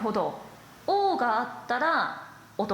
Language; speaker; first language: Japanese; native; Japanese